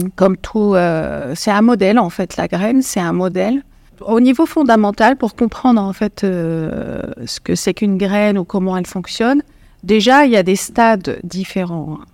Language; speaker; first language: French; non-native, local second language; Arabic